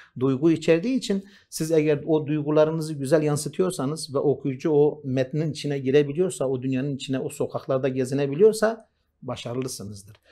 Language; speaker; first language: Turkish; non-native, local second language; Kurdish